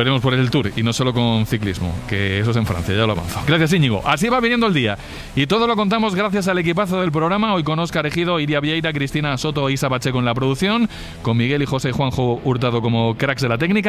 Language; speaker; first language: Spanish; native; Spanish